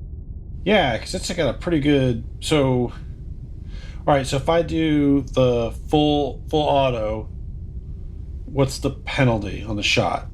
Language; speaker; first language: English; native; English